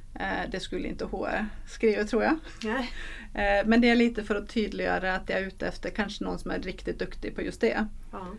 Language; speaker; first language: Swedish; non-native, fluent; Norwegian